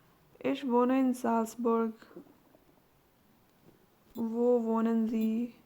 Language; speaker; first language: German; non-native, learner; Hindi